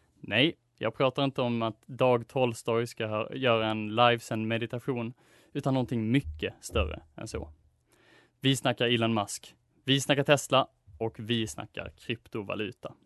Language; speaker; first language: Swedish; native; Swedish